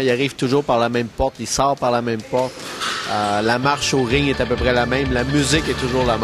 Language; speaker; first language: French; native; French